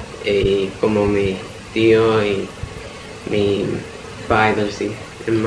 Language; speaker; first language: Spanish; early bilingual, heritage; Spanish